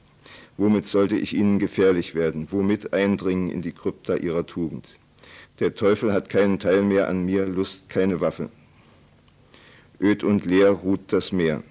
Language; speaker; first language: German; native; German